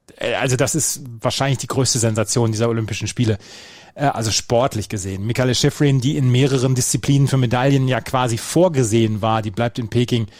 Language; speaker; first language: German; native; German